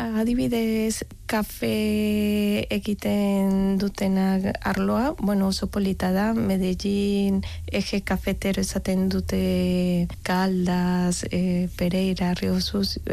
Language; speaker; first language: Basque; non-native, fluent; Spanish